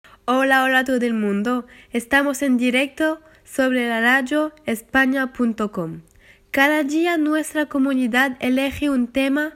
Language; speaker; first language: Spanish; non-native, learner; French